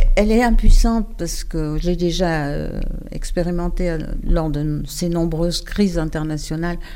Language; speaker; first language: French; native; French